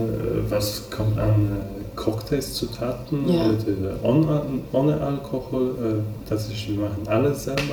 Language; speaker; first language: German; non-native, fluent; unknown